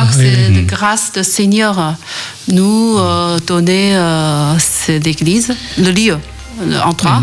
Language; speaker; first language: French; non-native, fluent; Chinese